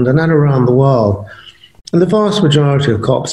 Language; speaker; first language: English; native; English